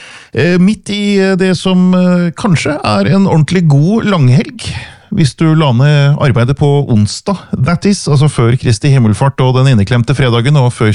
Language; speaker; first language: Norwegian; native; Norwegian